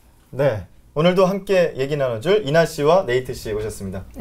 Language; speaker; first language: Korean; native; Korean